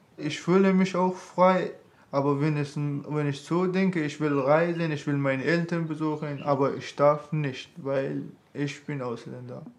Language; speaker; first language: German; non-native, fluent; Persian